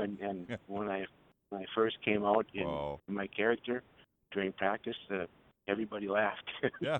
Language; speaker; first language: English; native; English